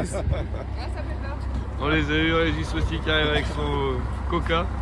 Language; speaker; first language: French; native; French